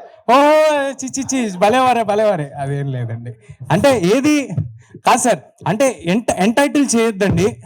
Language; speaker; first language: Telugu; native; Telugu